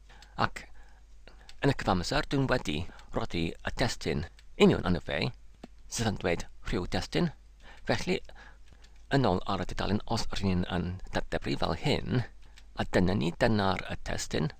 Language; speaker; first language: Welsh; non-native, learner; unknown